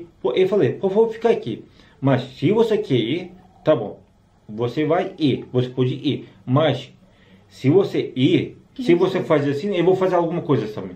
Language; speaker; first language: Portuguese; non-native, learner; Turkish